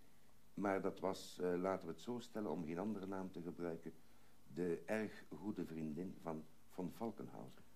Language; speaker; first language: Dutch; native; Dutch